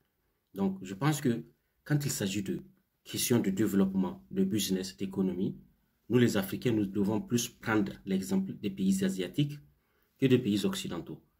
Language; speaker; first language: French; non-native, local second language; Hausa